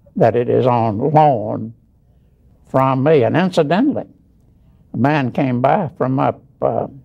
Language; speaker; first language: English; native; English